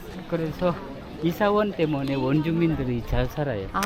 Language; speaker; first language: Korean; non-native, learner; Indonesian